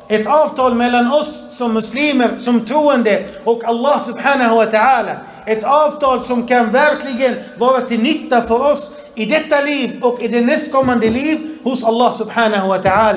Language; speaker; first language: Swedish; early bilingual, other home language; Arabic